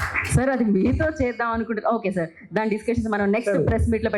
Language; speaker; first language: Telugu; native; Telugu